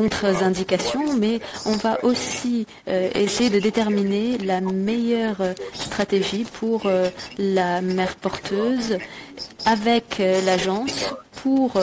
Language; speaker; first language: French; native; French